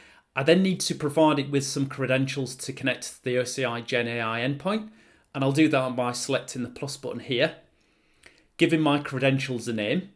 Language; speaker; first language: English; native; English